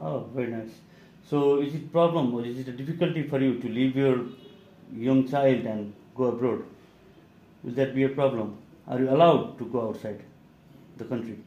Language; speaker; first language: English; non-native, fluent; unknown